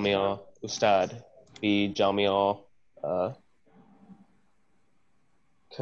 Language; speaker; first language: Arabic; non-native, learner; English